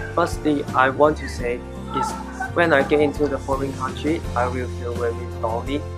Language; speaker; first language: English; non-native, learner; Chinese